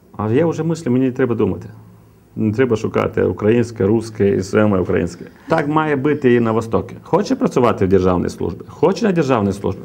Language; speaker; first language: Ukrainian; non-native, local second language; Romanian